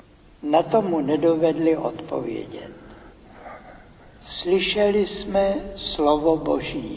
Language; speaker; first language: Czech; native; Czech